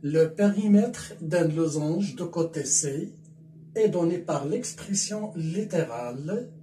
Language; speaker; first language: French; non-native, local second language; Arabic